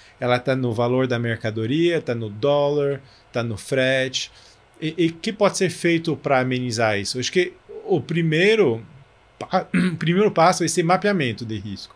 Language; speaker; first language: Portuguese; non-native, fluent; French